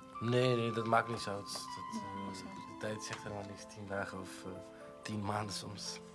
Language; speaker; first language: Dutch; non-native, learner; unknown